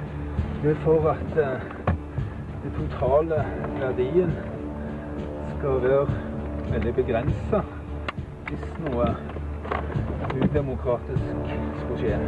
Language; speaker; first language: Norwegian; native; Norwegian